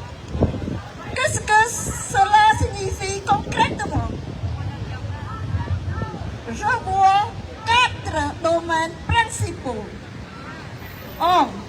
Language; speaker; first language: French; non-native, fluent; Khmer